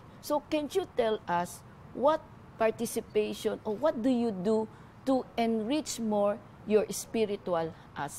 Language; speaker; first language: English; non-native, local second language; Filipino